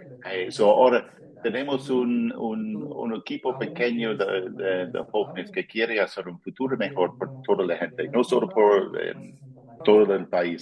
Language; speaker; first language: Spanish; non-native, fluent; English